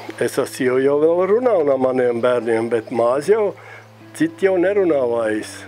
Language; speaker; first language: Latvian; early bilingual, heritage; Latvian